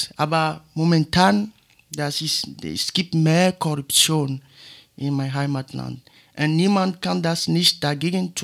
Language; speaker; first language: German; non-native, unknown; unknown